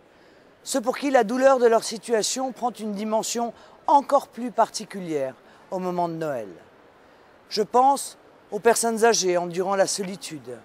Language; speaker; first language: French; native; French